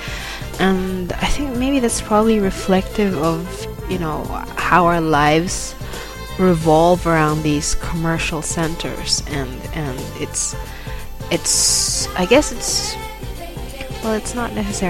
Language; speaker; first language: English; non-native, local second language; Filipino